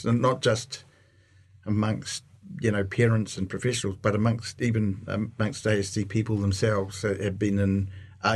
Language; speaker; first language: English; native; English